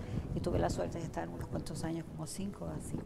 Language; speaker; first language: Spanish; native; Spanish